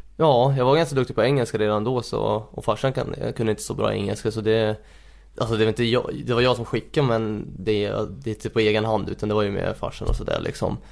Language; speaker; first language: Swedish; early bilingual, other home language; Hungarian